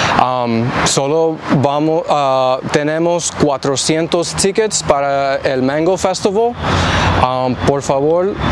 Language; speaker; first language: Spanish; early bilingual, heritage; English